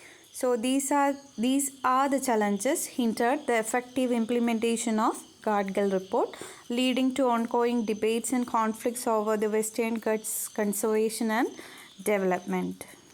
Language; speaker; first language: English; non-native, local second language; Malayalam